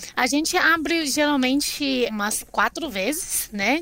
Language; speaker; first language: Portuguese; non-native, fluent; Chinese